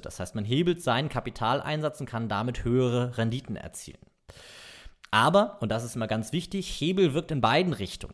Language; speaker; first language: German; native; German